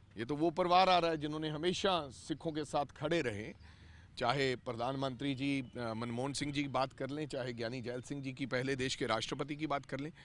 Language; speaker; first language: Hindi; non-native, local second language; Punjabi